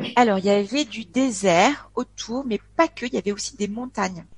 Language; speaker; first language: French; native; French